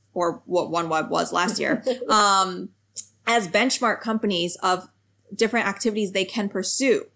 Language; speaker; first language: English; native; English